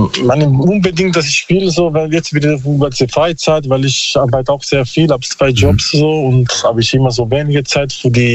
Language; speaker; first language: German; non-native, learner; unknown